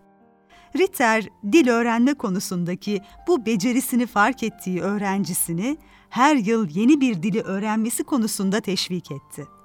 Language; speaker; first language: Turkish; native; Turkish